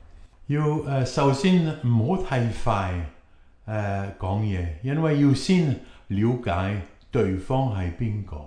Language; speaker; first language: Chinese; non-native, fluent; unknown